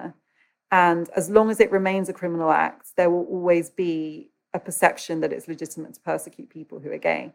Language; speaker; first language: English; native; English